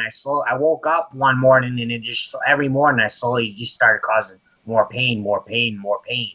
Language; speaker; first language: English; native; English